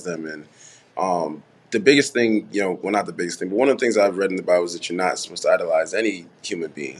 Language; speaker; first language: English; native; English